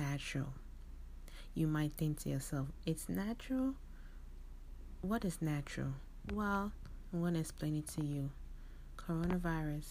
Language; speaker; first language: English; non-native, local second language; Akan